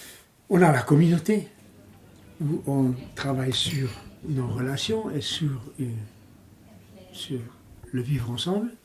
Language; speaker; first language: French; non-native, local second language; German